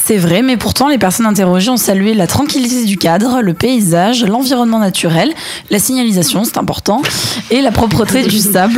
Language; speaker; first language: French; native; French